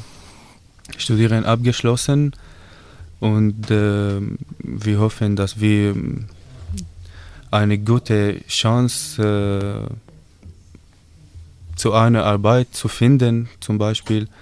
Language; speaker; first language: German; non-native, learner; Arabic